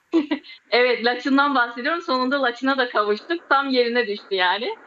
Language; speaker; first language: Turkish; early bilingual, other home language; Azerbaijani